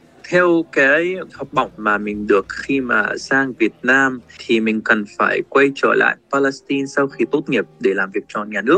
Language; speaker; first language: Vietnamese; non-native, fluent; Arabic